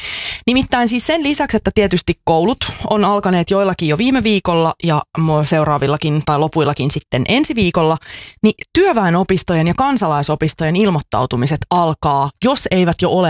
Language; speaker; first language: Finnish; native; Finnish